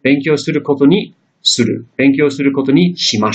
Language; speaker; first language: Japanese; non-native, fluent; English